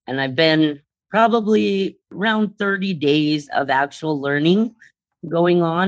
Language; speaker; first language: English; native; English